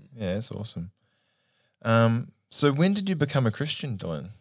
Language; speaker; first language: English; native; English